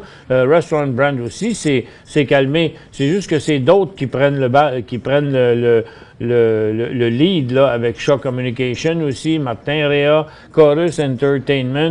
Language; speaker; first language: French; native; French